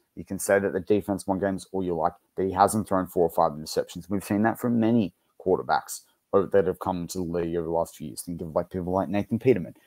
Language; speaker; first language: English; native; English